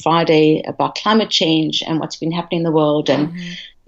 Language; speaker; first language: English; native; English